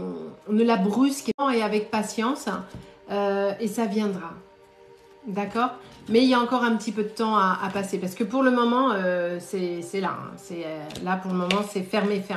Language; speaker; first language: French; native; French